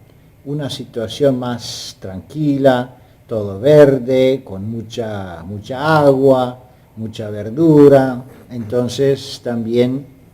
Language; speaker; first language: Spanish; non-native, fluent; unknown